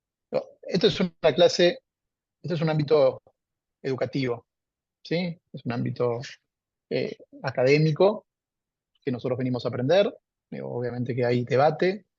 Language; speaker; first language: Spanish; native; Spanish